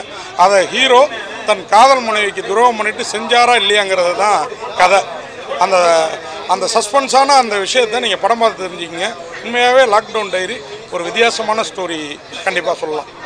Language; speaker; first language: Tamil; native; Tamil